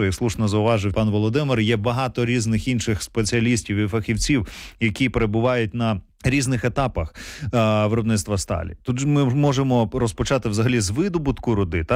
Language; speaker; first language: Ukrainian; native; Ukrainian